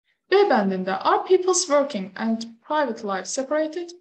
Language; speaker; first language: English; non-native, fluent; Azerbaijani